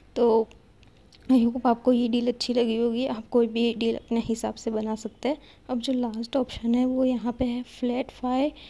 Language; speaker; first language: Hindi; native; Hindi